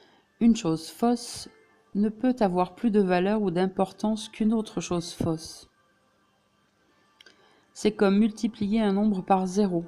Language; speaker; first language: French; native; French